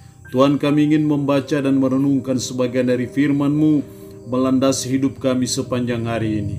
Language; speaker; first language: Indonesian; native; Indonesian